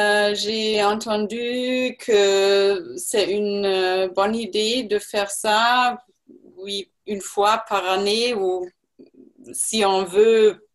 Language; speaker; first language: French; non-native, learner; German